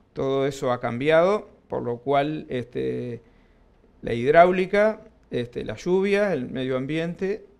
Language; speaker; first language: Spanish; native; Spanish